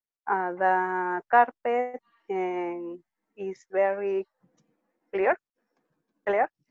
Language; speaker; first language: English; non-native, learner; Spanish